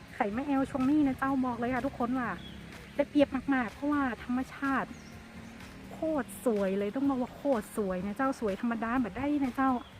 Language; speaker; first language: Thai; native; Thai